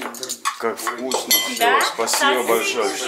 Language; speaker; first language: Russian; non-native, learner; English